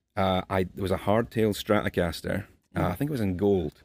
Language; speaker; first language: English; native; English